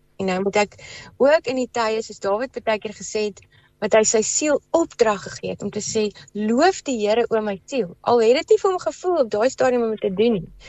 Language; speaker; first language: Afrikaans; native; Afrikaans